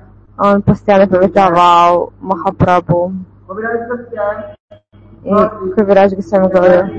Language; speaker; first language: Russian; non-native, fluent; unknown